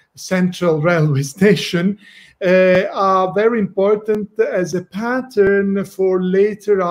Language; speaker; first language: English; non-native, fluent; Italian